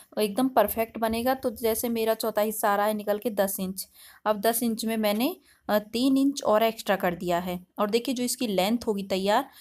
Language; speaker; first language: Hindi; native; Hindi